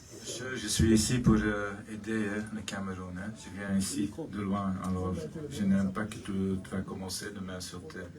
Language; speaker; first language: French; non-native, learner; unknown